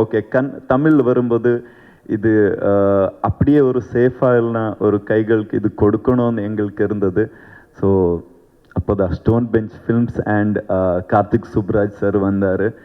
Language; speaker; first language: Tamil; non-native, learner; Kannada